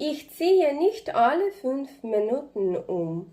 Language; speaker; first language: German; non-native, fluent; Ukrainian